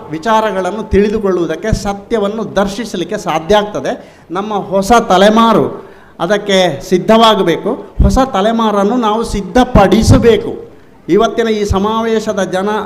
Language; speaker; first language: Kannada; non-native, local second language; Tulu